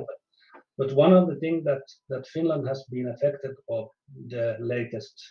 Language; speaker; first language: English; non-native, fluent; Swedish